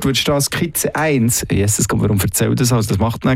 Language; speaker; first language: German; native; German